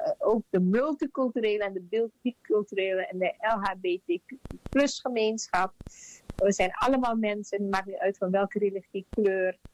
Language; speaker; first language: Dutch; native; Dutch